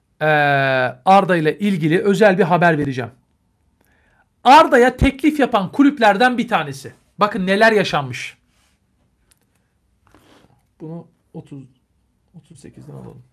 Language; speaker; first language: Turkish; native; Turkish